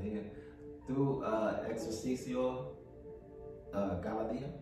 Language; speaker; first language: Spanish; non-native, learner; English